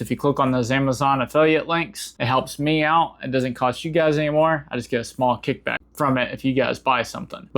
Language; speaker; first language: English; native; English